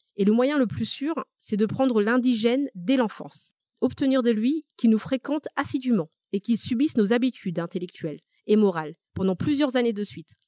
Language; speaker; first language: French; early bilingual, other home language; Malagasy